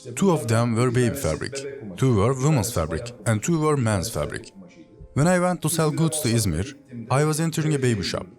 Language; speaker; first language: English; non-native, fluent; Turkish